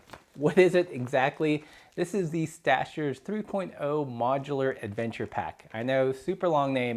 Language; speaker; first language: English; native; English